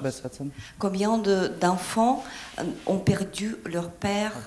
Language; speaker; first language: French; non-native, fluent; Ukrainian